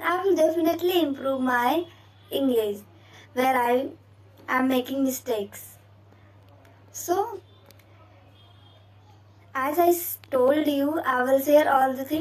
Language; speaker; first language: English; non-native, learner; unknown